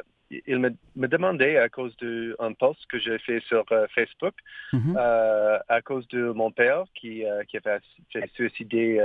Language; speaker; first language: French; non-native, learner; English